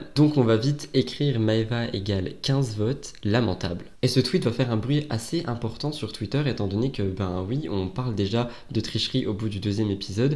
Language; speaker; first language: French; native; French